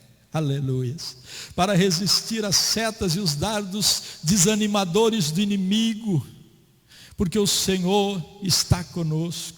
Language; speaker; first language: Portuguese; native; Portuguese